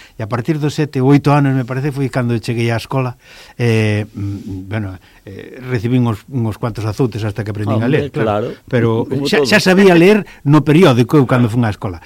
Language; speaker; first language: Galician; native; Galician